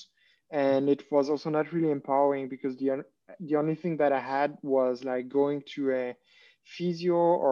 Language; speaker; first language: English; non-native, fluent; French